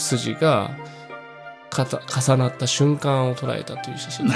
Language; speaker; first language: Japanese; native; Japanese